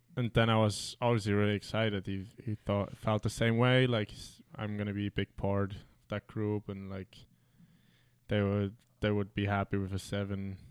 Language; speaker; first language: English; non-native, fluent; German